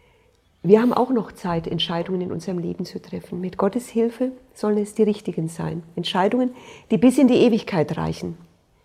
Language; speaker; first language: German; native; German